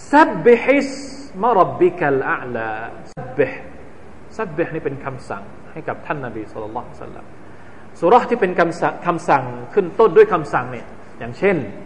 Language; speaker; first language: Thai; non-native, local second language; Malay